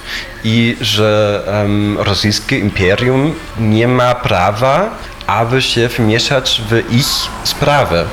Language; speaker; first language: Polish; non-native, fluent; German